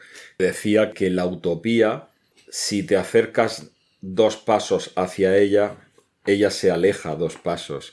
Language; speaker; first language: Spanish; native; Spanish